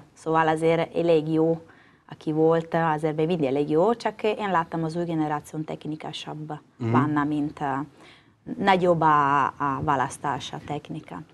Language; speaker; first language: Hungarian; non-native, learner; Italian